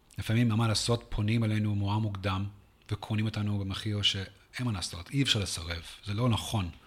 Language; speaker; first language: Hebrew; non-native, fluent; English